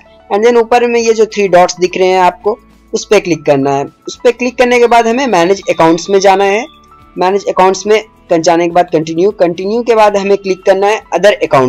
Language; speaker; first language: Hindi; native; Hindi